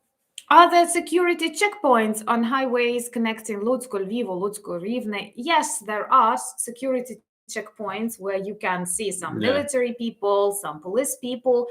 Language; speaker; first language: English; non-native, fluent; Ukrainian